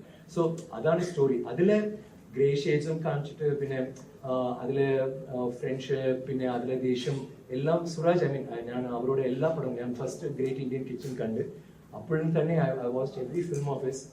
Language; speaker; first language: Malayalam; non-native, learner; Tamil